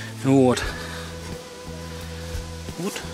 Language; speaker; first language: Russian; native; Russian